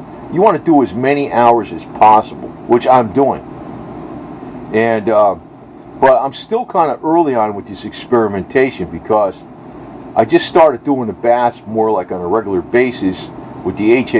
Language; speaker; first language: English; native; English